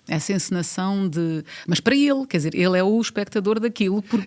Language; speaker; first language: Portuguese; native; Portuguese